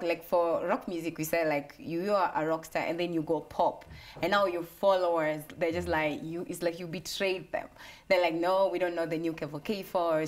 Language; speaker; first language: English; non-native, local second language; Swahili